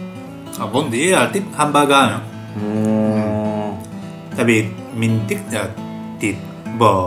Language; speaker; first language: Vietnamese; non-native, learner; Japanese